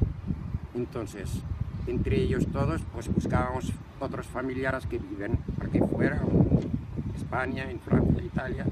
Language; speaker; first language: Spanish; non-native, fluent; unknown